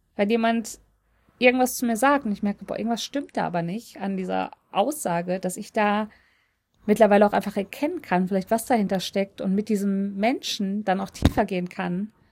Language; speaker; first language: German; early bilingual, other home language; Polish